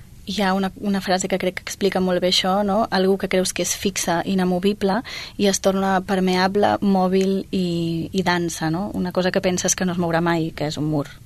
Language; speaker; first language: Catalan; non-native, fluent; Finnish